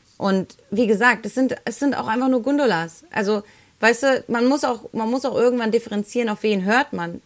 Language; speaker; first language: German; early bilingual, other home language; Spanish